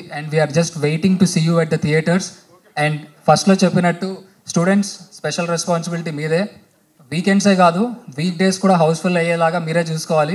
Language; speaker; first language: Telugu; native; Telugu